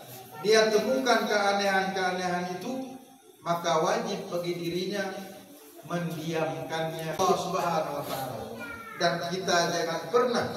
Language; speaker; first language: Indonesian; non-native, local second language; Achinese